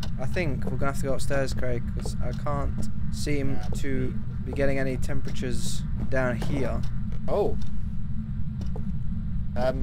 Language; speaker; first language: English; native; English